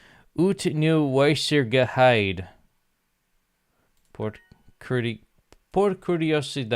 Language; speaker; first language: Portuguese; non-native, learner; English